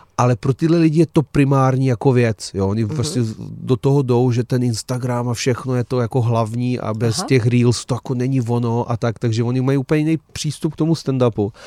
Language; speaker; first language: Czech; early bilingual, other home language; Serbian